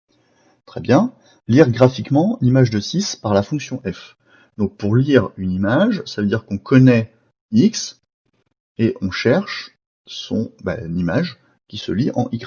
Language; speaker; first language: French; native; French